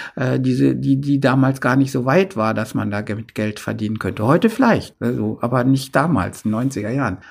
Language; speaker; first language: German; native; German